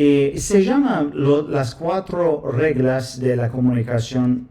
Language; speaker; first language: Spanish; non-native, fluent; English